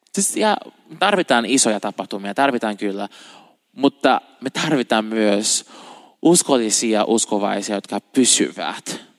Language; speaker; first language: Finnish; non-native, fluent; Portuguese